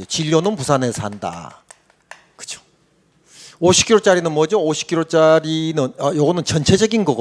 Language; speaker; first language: Korean; native; Korean